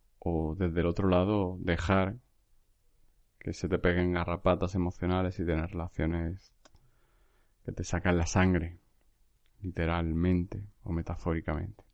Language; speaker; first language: Spanish; native; Spanish